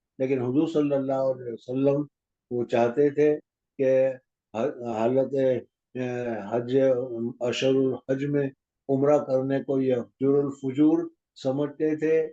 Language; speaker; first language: Urdu; non-native, local second language; Gujarati